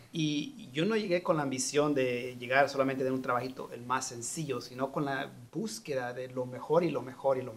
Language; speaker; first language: Spanish; native; Spanish